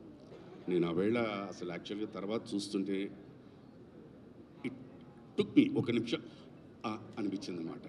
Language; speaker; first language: Telugu; native; Telugu